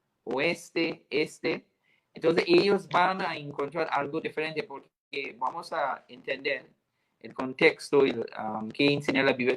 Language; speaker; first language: Spanish; non-native, fluent; English